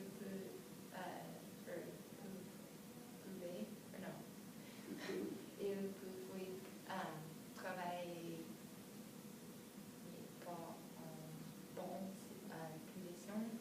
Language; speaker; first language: French; non-native, learner; English